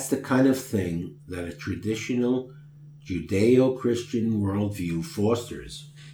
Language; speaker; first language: English; native; English